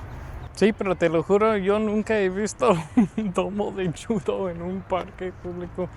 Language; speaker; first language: Spanish; non-native, fluent; English